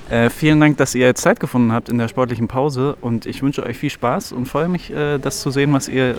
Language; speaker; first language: German; native; German